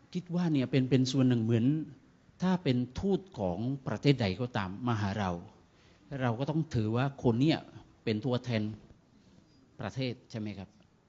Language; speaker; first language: Thai; non-native, fluent; Indonesian